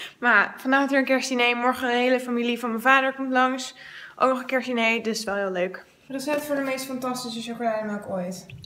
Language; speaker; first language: Dutch; native; Dutch